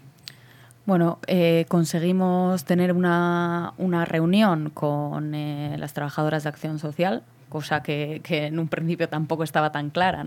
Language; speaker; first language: Spanish; native; Spanish